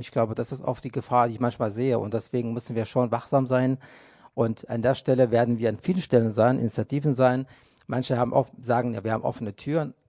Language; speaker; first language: German; non-native, fluent; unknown